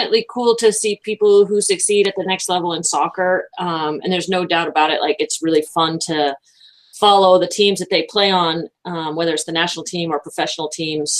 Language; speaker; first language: English; native; English